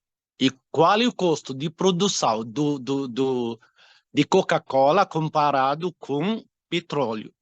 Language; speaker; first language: Portuguese; non-native, fluent; Arabic